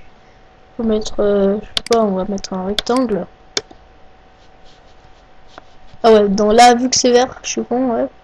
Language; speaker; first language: French; native; French